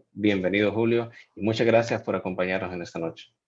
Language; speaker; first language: Spanish; native; Spanish